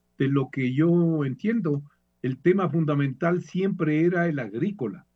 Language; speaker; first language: Spanish; native; Spanish